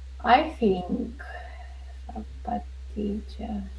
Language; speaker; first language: English; non-native, learner; Russian